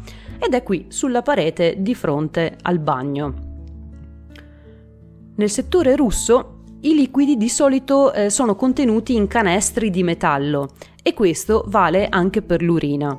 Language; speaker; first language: Italian; native; Italian